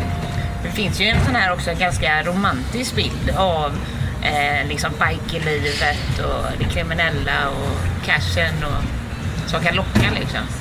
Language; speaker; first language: Swedish; native; Swedish